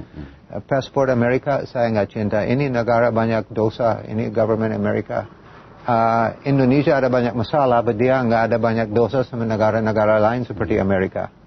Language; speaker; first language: Indonesian; non-native, fluent; English